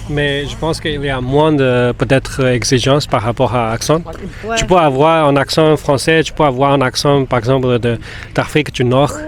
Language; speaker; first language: French; non-native, fluent; Spanish